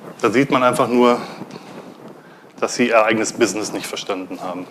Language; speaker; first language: German; native; German